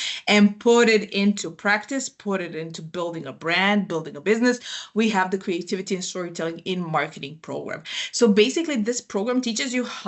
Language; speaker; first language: English; non-native, fluent; Croatian